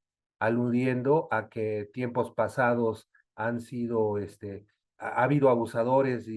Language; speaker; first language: Spanish; native; Spanish